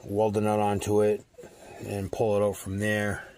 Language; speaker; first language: English; native; English